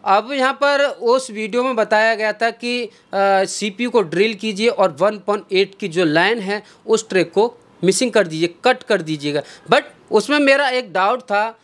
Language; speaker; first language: Hindi; native; Hindi